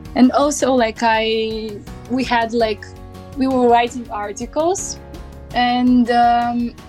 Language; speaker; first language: English; non-native, learner; Macedonian